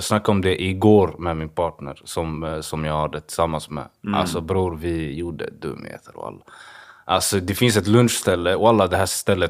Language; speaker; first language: Swedish; early bilingual, other home language; Swahili